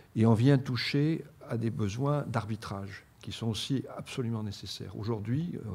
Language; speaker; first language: French; native; French